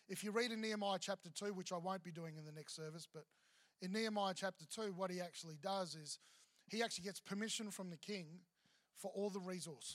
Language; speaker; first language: English; native; English